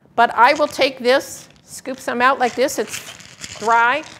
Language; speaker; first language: English; native; English